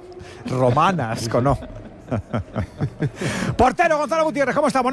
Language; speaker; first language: Spanish; native; Spanish